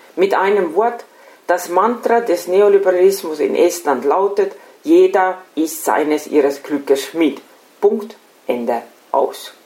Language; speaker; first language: German; non-native, fluent; Estonian